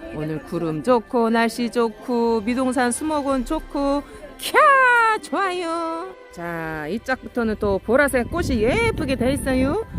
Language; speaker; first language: Korean; native; Korean